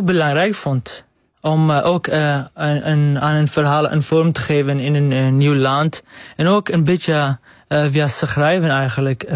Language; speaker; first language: Dutch; non-native, fluent; Arabic